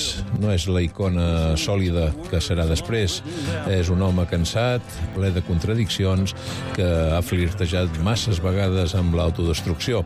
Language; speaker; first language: Catalan; native; Catalan